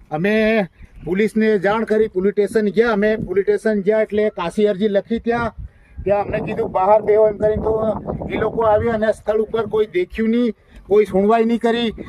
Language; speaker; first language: Gujarati; native; Gujarati